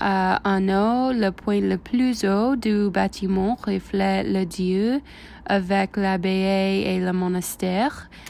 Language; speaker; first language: French; non-native, learner; English